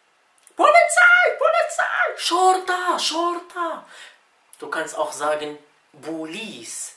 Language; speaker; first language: German; non-native, fluent; Arabic